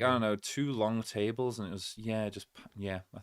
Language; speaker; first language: English; native; English